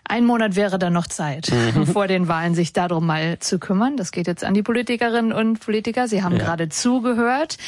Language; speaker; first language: German; native; German